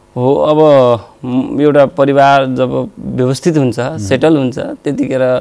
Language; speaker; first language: Nepali; non-native, local second language; Dangaura Tharu